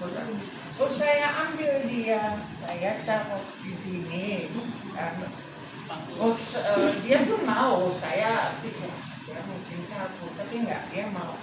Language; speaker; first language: Indonesian; non-native, fluent; German